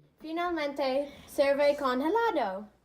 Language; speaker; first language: Spanish; non-native, learner; English